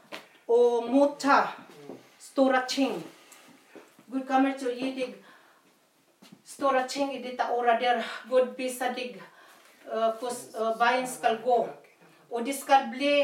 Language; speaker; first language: Swedish; non-native, learner; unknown